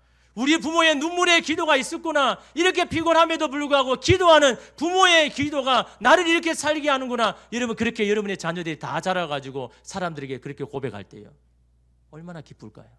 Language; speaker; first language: Korean; native; Korean